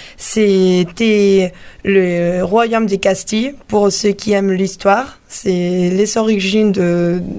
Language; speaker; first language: French; non-native, fluent; Spanish